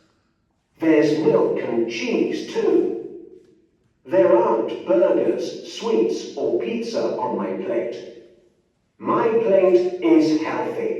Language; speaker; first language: English; non-native, learner; Kazakh